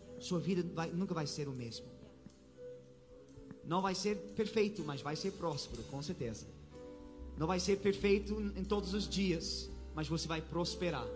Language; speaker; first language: Portuguese; non-native, fluent; English